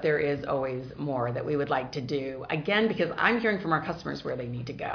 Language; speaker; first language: English; native; English